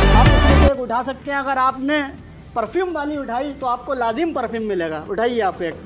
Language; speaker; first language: Hindi; native; Hindi